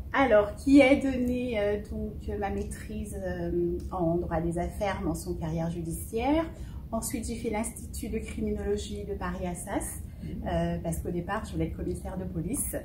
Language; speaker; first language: French; early bilingual, other home language; Fon